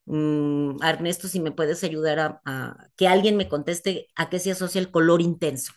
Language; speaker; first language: Spanish; native; Spanish